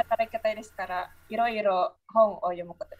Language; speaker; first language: Japanese; non-native, learner; Indonesian